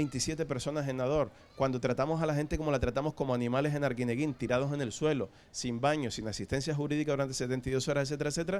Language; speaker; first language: Spanish; native; Spanish